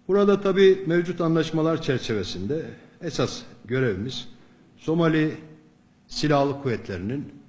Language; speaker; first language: Turkish; native; Turkish